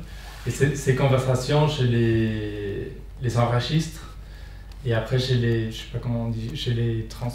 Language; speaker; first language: French; non-native, fluent; Spanish